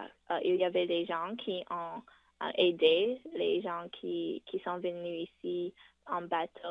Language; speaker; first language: French; non-native, fluent; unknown